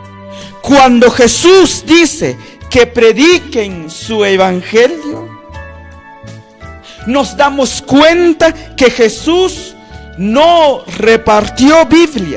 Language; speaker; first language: Spanish; non-native, local second language; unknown